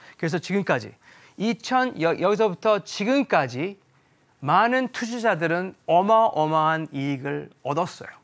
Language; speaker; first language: Korean; early bilingual, heritage; Korean